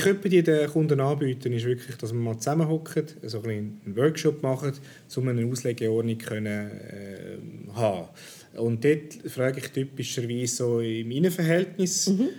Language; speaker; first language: German; native; German